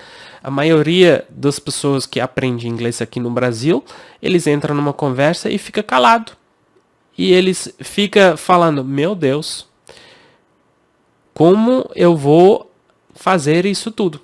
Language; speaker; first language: Portuguese; non-native, fluent; English